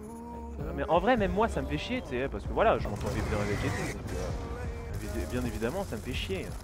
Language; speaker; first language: French; native; French